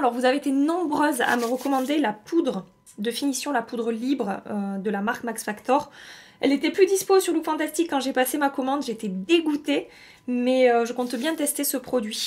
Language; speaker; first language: French; native; French